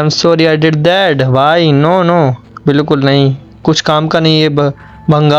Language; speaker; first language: Hindi; native; Hindi